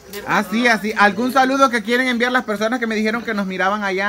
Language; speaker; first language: Spanish; native; Spanish